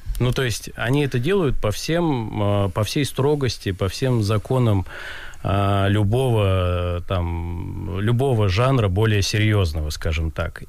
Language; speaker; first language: Russian; native; Russian